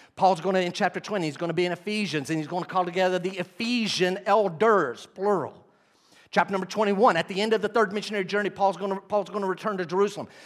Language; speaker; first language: English; native; English